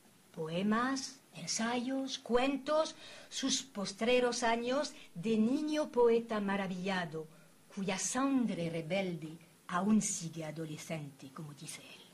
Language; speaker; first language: Spanish; native; Spanish